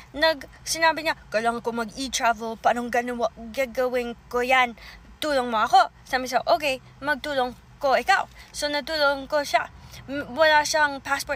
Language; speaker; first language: Filipino; early bilingual, heritage; English